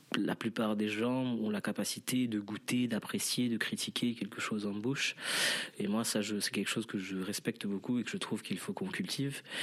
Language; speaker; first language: French; non-native, local second language; Morisyen